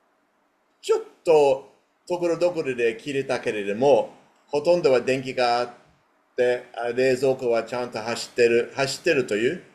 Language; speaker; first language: Japanese; non-native, fluent; English